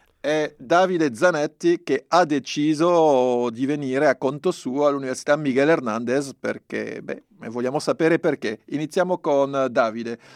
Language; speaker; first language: Italian; non-native, fluent; Spanish